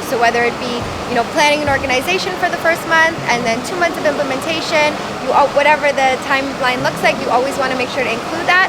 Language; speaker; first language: English; native; English